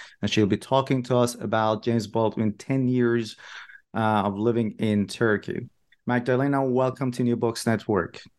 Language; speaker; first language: English; non-native, fluent; Persian